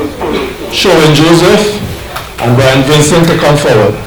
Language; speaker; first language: English; native; English